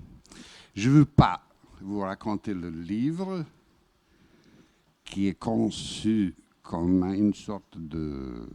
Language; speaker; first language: French; non-native, fluent; Bosnian